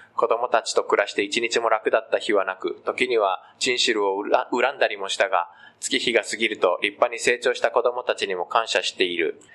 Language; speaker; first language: Japanese; native; Japanese